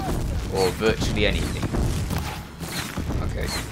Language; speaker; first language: English; native; English